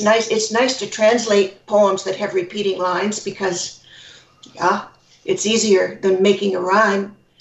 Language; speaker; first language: English; native; English